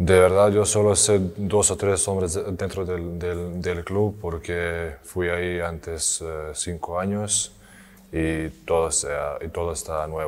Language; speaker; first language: Spanish; non-native, learner; Serbian